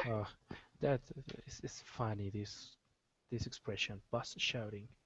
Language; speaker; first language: English; non-native, learner; Spanish